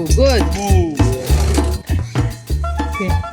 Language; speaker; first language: Spanish; native; Spanish